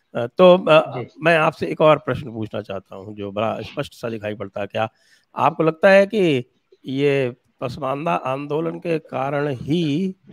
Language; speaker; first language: Hindi; native; Hindi